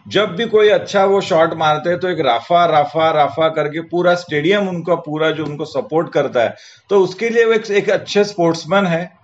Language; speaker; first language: Hindi; non-native, local second language; Marathi